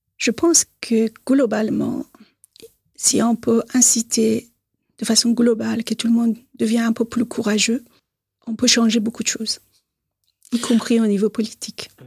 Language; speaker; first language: French; non-native, fluent; Persian